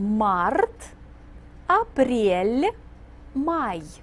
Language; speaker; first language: Russian; non-native, fluent; English